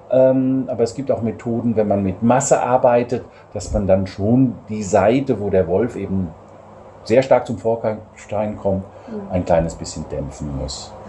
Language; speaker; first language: German; native; German